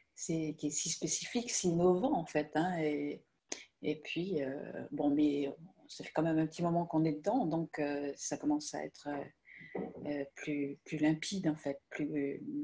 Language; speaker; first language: French; native; French